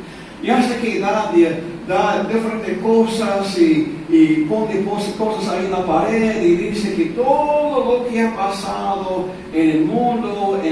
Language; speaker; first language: Spanish; non-native, fluent; English